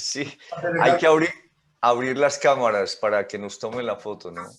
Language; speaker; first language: Spanish; native; Spanish